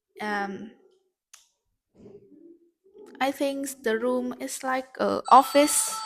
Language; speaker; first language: English; non-native, learner; Vietnamese